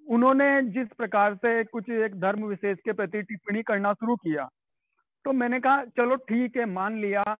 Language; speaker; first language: Hindi; native; Hindi